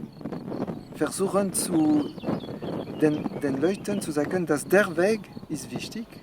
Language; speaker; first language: German; non-native, fluent; French